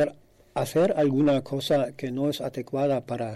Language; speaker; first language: Spanish; non-native, fluent; German